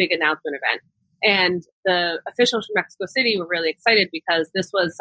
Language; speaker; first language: English; native; English